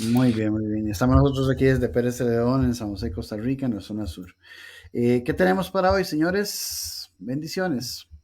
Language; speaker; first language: Spanish; native; Spanish